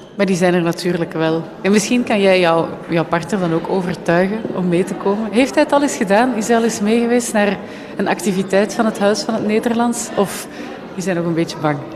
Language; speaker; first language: Dutch; native; Dutch